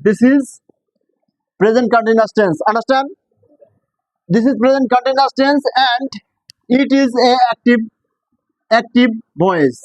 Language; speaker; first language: English; non-native, local second language; Bangla